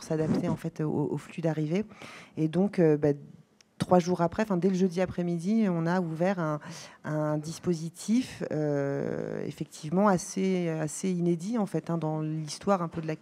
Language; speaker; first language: French; native; French